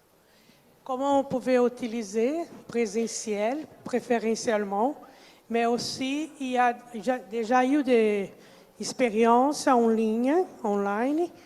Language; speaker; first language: French; non-native, fluent; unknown